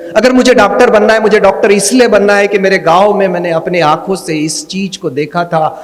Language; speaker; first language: Hindi; non-native, local second language; Marathi